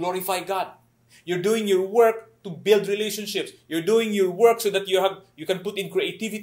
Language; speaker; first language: English; non-native, local second language; Cebuano